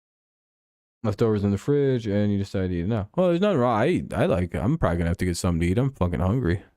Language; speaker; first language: English; native; English